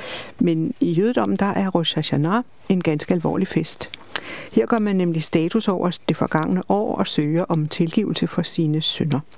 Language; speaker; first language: Danish; native; Danish